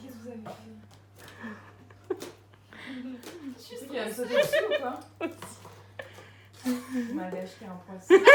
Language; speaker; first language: French; native; French